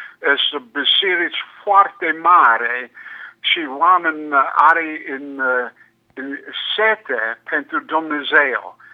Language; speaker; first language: Romanian; non-native, learner; English